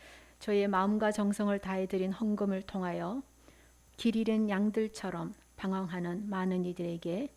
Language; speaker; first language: Korean; native; Korean